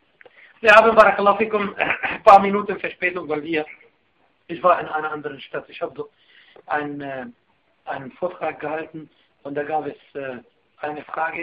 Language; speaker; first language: German; non-native, fluent; Arabic